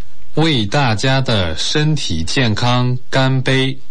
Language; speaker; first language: Chinese; non-native, learner; Portuguese